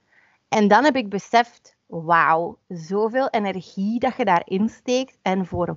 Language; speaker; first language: Dutch; native; Dutch